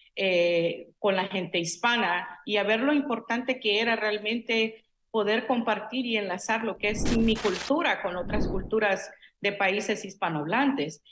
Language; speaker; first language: Spanish; native; Spanish